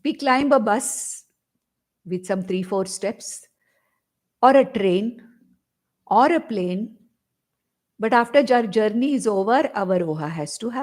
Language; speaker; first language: English; non-native, local second language; Konkani